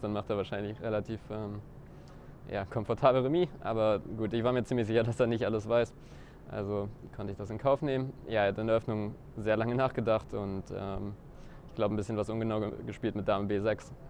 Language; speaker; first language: German; native; German